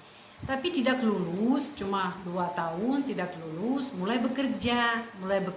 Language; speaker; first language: Indonesian; non-native, fluent; Russian